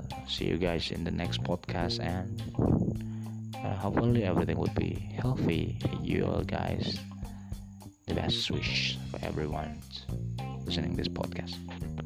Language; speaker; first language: English; non-native, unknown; Indonesian